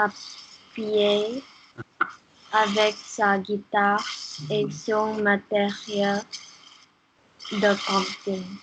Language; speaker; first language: French; non-native, learner; English